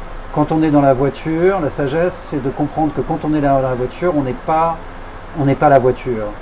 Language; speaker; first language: French; native; French